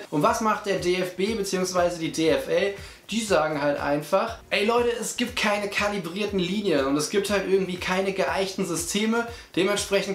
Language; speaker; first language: German; native; German